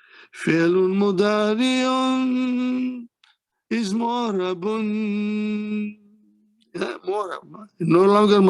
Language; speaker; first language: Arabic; non-native, fluent; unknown